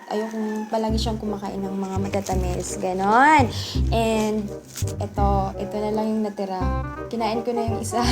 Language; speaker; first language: Filipino; non-native, local second language; Cebuano